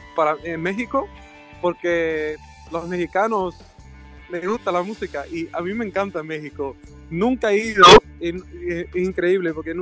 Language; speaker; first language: Spanish; non-native, fluent; Swedish